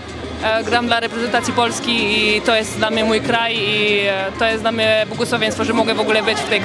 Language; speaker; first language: Polish; early bilingual, heritage; Polish